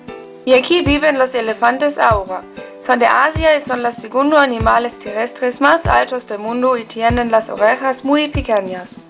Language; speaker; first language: Spanish; non-native, learner; German